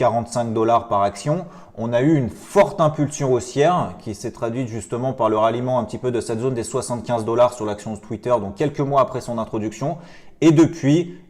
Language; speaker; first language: French; native; French